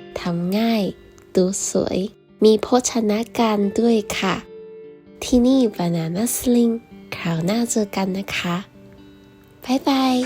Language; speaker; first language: Thai; non-native, fluent; Chinese